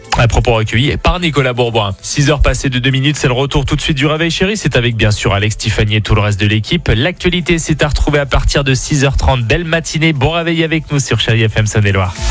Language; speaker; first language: French; native; French